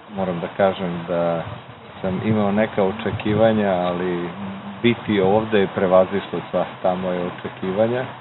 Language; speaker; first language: Croatian; early bilingual, heritage; Croatian